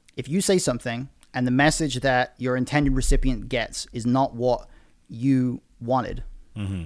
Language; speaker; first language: English; native; English